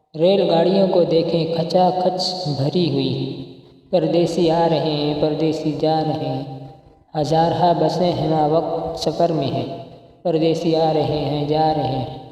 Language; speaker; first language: Urdu; non-native, local second language; Punjabi